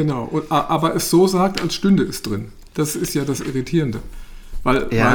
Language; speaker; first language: German; native; German